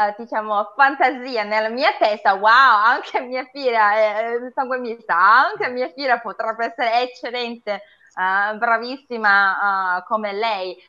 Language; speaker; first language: Italian; non-native, fluent; Chinese